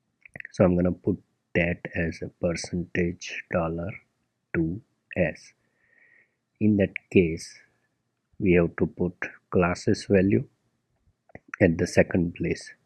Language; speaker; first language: English; non-native, local second language; Gujarati